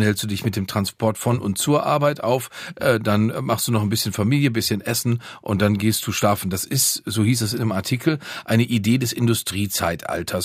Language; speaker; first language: German; native; German